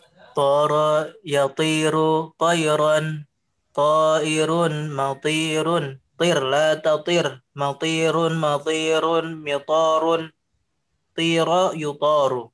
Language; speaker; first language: Arabic; non-native, learner; Indonesian